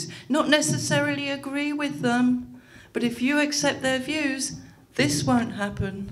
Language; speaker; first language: English; native; English